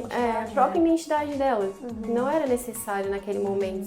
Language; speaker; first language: Portuguese; native; Portuguese